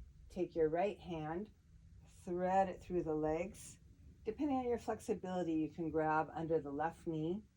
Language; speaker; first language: English; native; English